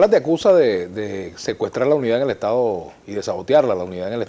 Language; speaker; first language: Spanish; native; Spanish